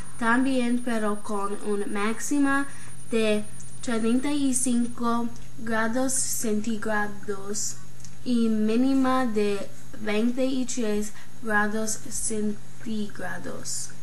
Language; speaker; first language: Spanish; non-native, learner; English